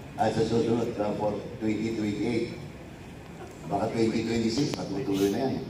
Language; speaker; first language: Filipino; non-native, local second language; Iloko